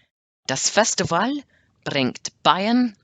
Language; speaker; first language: German; non-native, learner; English